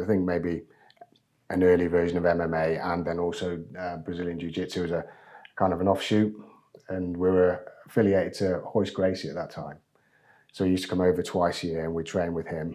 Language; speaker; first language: English; native; English